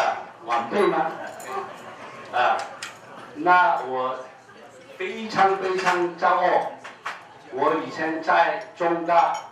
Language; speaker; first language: Chinese; non-native, fluent; Korean